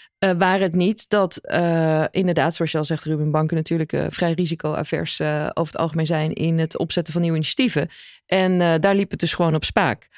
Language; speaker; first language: Dutch; native; Dutch